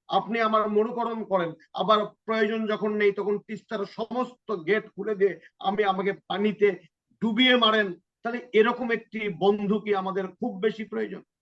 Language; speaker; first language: Bangla; native; Bangla